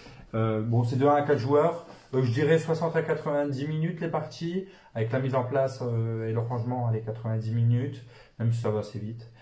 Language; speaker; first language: French; native; French